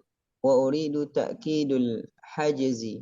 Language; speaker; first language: Arabic; non-native, learner; Indonesian